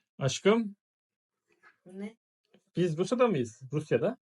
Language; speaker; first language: Turkish; non-native, learner; Russian